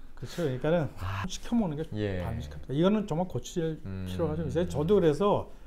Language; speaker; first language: Korean; native; Korean